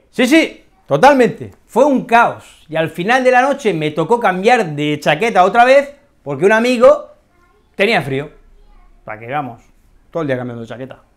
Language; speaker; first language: Spanish; native; Spanish